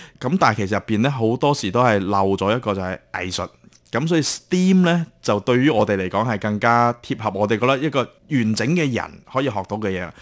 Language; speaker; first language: Cantonese; native; Cantonese